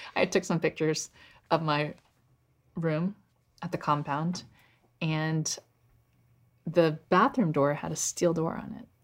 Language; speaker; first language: English; native; English